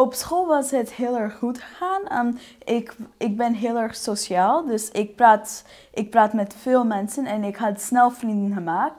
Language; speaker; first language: Dutch; non-native, fluent; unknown